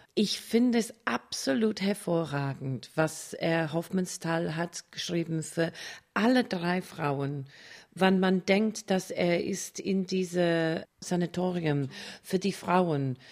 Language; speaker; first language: German; non-native, fluent; English